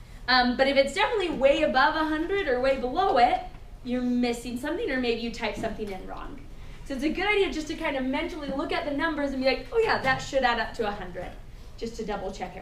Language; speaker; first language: English; native; English